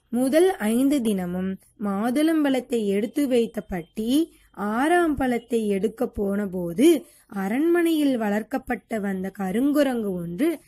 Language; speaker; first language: Tamil; native; Tamil